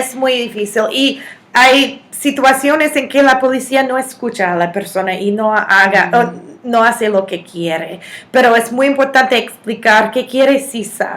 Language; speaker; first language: Spanish; non-native, fluent; English